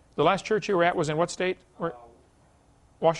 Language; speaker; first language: English; native; English